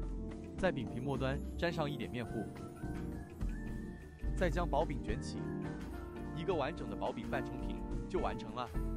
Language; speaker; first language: Chinese; native; Chinese